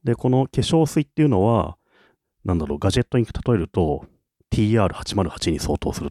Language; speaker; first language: Japanese; native; Japanese